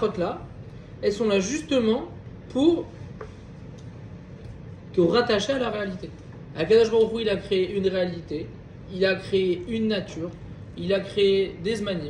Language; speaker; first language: French; native; French